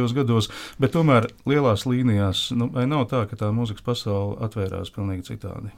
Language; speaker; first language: Latvian; native; Latvian